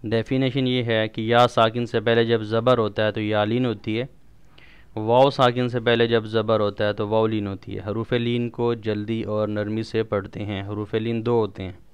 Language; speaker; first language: Urdu; non-native, local second language; Punjabi